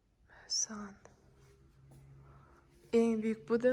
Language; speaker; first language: Turkish; non-native, learner; Kazakh